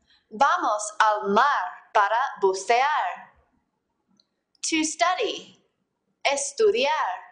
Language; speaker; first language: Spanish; non-native, fluent; English